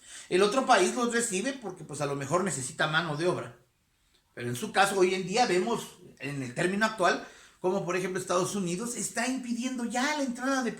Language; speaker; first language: Spanish; native; Spanish